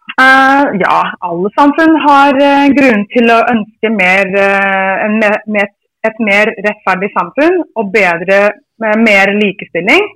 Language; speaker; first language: Norwegian; non-native, fluent; English